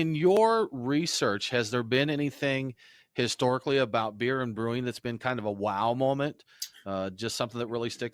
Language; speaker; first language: English; native; English